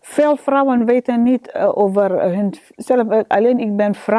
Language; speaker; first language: Dutch; non-native, learner; Arabic